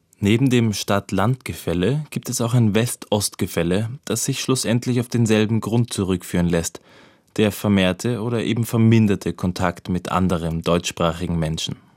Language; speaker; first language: German; native; German